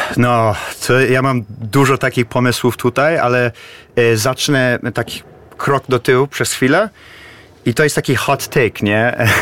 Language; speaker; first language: Polish; early bilingual, heritage; Polish